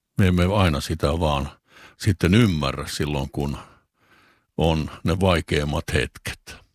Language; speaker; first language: Finnish; native; Finnish